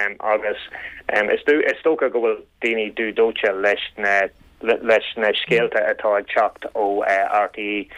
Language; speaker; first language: Irish; non-native, local second language; English